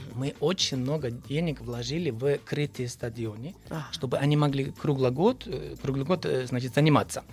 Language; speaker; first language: Russian; non-native, fluent; Icelandic